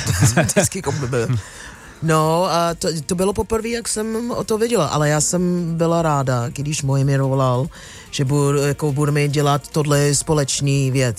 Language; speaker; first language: Czech; non-native, fluent; English